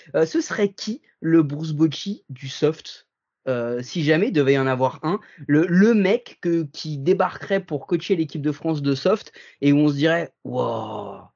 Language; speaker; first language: French; native; French